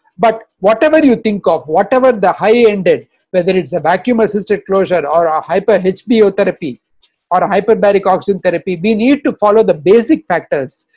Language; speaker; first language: English; non-native, local second language; Tamil